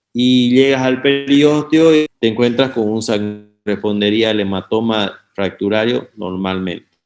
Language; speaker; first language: Spanish; native; Spanish